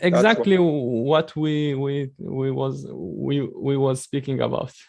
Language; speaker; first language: English; non-native, learner; Chechen